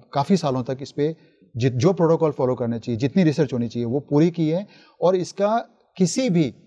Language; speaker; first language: Hindi; native; Hindi